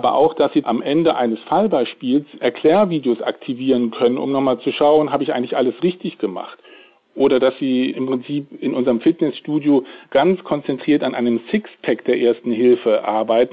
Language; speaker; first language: German; native; German